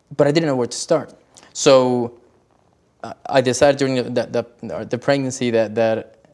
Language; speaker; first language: English; early bilingual, other home language; Spanish